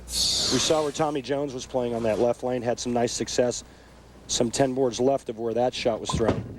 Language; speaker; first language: English; native; English